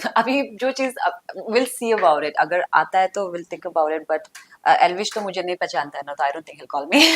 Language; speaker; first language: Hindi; non-native, local second language; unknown